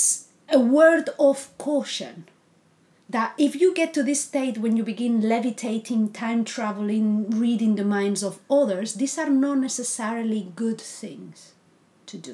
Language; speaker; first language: English; non-native, fluent; Spanish